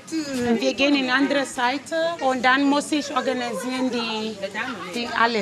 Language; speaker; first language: German; non-native, learner; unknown